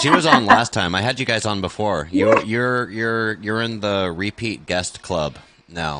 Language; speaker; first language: English; native; English